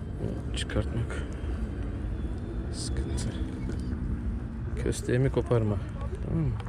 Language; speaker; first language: Turkish; native; Turkish